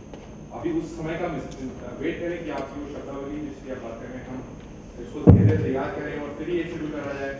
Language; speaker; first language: Hindi; native; Hindi